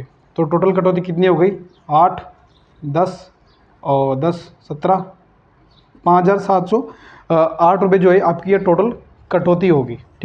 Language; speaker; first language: Hindi; native; Hindi